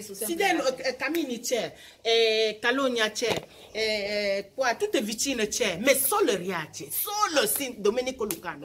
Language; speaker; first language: Italian; non-native, learner; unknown